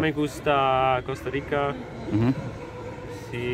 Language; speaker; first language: Spanish; non-native, learner; German